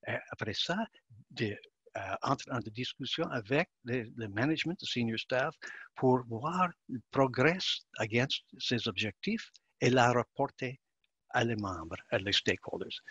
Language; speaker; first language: French; non-native, learner; English